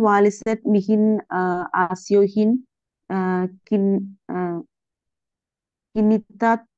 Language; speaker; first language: Finnish; non-native, learner; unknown